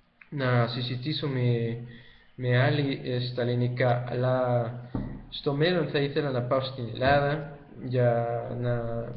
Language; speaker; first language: Greek; non-native, learner; Spanish